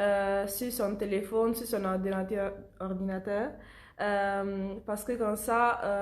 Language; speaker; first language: French; non-native, learner; Italian